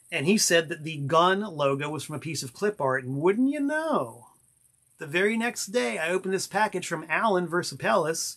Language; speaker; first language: English; native; English